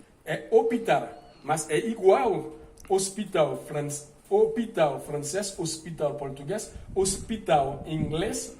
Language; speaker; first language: Portuguese; non-native, fluent; Haitian Creole